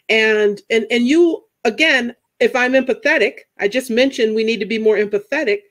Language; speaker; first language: English; native; English